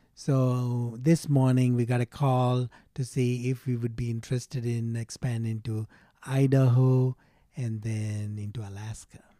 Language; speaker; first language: English; non-native, local second language; Telugu